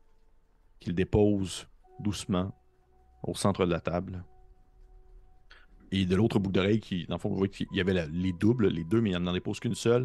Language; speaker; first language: French; native; French